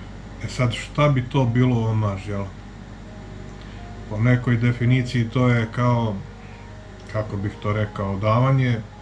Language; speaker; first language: Serbian; native; Serbian